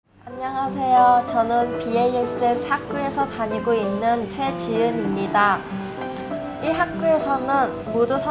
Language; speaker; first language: Korean; early bilingual, heritage; Korean